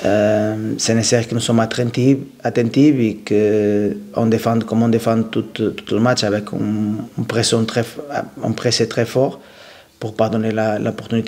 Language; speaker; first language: French; non-native, learner; Portuguese